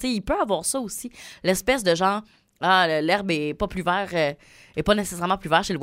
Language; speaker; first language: French; native; French